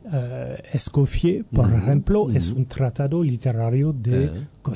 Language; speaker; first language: Spanish; non-native, learner; French